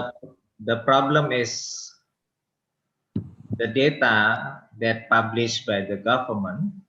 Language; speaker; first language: English; non-native, local second language; Indonesian